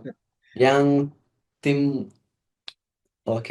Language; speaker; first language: Indonesian; non-native, learner; Portuguese